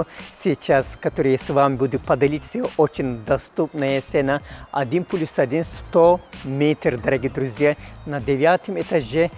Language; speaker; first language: Russian; non-native, fluent; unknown